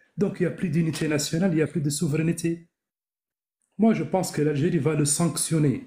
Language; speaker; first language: French; non-native, local second language; Arabic